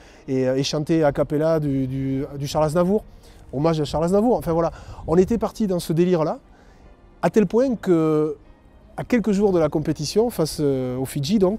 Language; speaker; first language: French; native; French